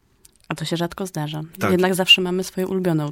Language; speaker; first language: Polish; native; Polish